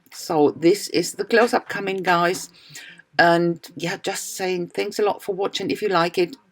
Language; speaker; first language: English; non-native, fluent; German